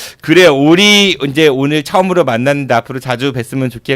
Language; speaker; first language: Korean; native; Korean